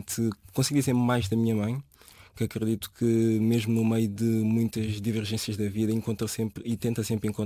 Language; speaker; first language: Portuguese; native; Portuguese